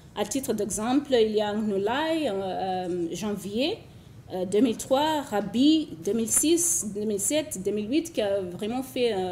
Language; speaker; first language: French; non-native, fluent; Shona